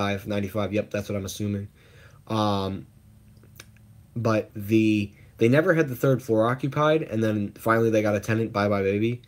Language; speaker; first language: English; native; English